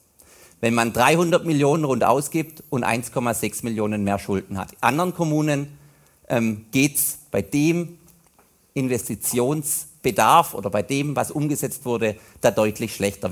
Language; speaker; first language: German; native; German